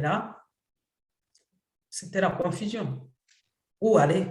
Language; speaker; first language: French; non-native, local second language; Kinyarwanda